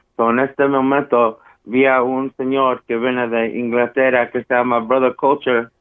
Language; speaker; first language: Spanish; early bilingual, heritage; Spanish